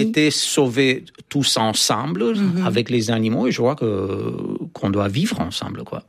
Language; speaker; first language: French; non-native, fluent; Romanian